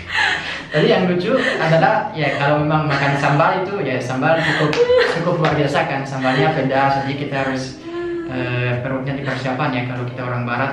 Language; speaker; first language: Indonesian; non-native, fluent; French